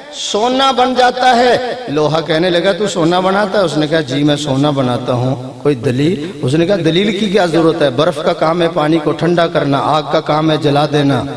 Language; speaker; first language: Urdu; native; Urdu